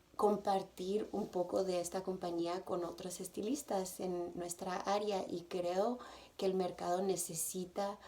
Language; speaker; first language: Spanish; early bilingual, other home language; English